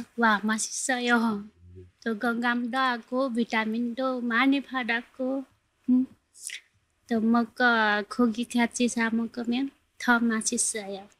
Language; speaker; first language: Korean; non-native, learner; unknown